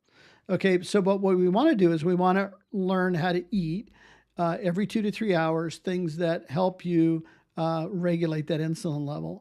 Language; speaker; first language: English; native; English